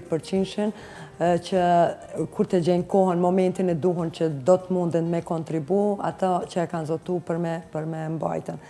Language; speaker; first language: Albanian; native; Albanian